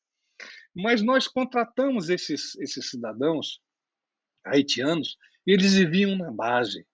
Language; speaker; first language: Portuguese; native; Portuguese